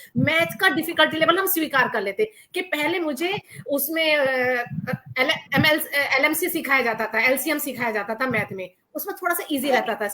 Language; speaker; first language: Hindi; native; Hindi